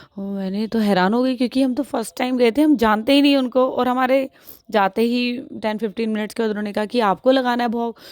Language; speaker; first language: Hindi; native; Hindi